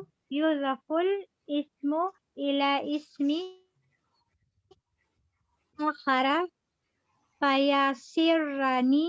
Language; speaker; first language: Arabic; non-native, learner; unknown